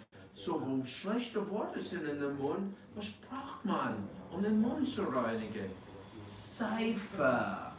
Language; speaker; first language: German; non-native, fluent; English